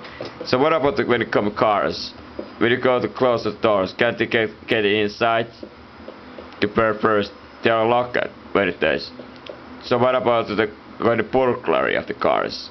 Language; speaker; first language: English; non-native, fluent; Italian